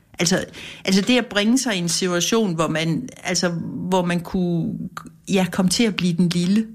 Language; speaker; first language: Danish; native; Danish